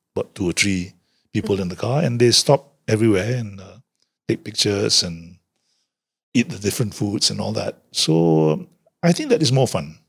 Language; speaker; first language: English; non-native, local second language; Malay